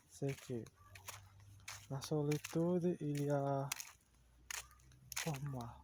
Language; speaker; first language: French; non-native, learner; Portuguese